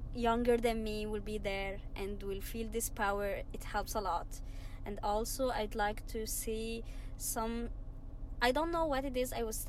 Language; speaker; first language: English; non-native, fluent; Arabic